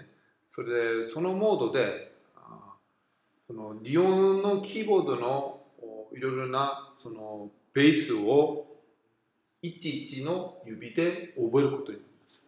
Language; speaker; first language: Japanese; non-native, fluent; Korean